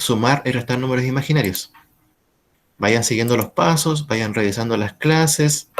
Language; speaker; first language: Spanish; native; Spanish